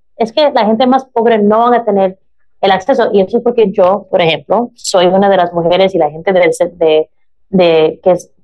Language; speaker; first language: Spanish; early bilingual, heritage; Spanish